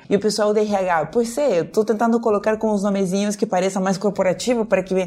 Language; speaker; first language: Portuguese; non-native, fluent; Spanish